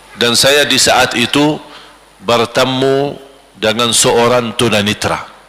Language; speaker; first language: Malay; non-native, fluent; Arabic